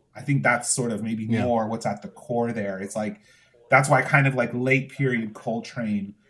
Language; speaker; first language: English; native; English